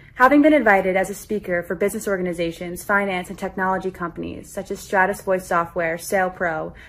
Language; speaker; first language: English; native; English